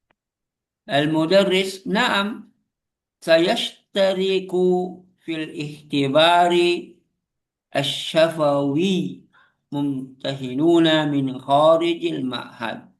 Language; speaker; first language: Arabic; non-native, learner; Indonesian